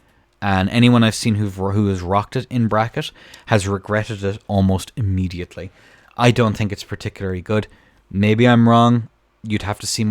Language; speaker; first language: English; native; English